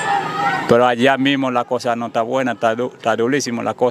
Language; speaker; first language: Spanish; non-native, fluent; Haitian Creole